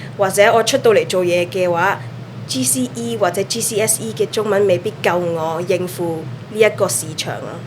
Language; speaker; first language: Cantonese; early bilingual, other home language; Bangla